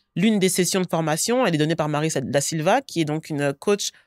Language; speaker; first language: French; native; French